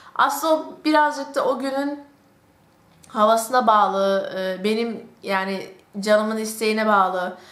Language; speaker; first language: Turkish; early bilingual, heritage; Turkish